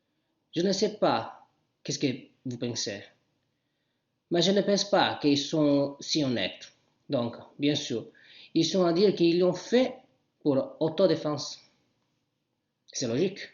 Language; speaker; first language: French; non-native, learner; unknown